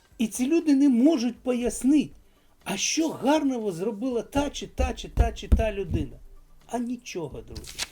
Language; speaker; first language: Ukrainian; non-native, local second language; Russian